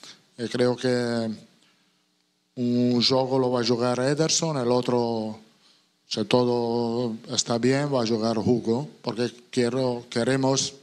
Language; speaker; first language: Portuguese; non-native, learner; Italian